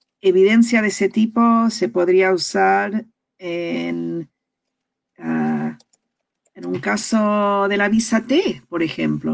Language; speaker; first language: Spanish; early bilingual, heritage; Spanish